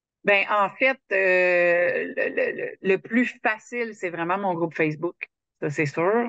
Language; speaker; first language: French; native; French